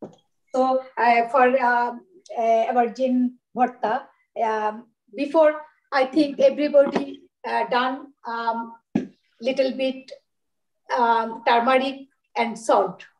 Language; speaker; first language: English; non-native, learner; Bangla